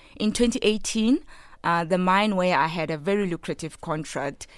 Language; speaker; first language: English; non-native, local second language; Tswana